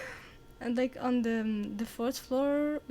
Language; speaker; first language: English; non-native, learner; Arabic